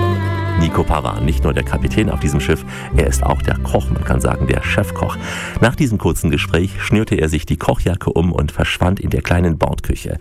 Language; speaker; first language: German; native; German